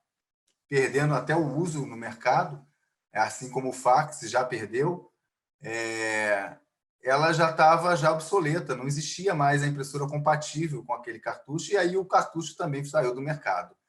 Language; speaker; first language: Portuguese; native; Portuguese